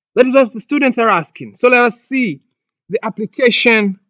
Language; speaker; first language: English; non-native, local second language; Swahili